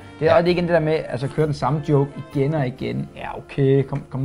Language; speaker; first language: Danish; native; Danish